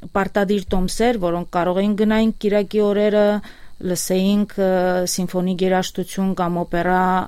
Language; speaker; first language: Armenian; native; Armenian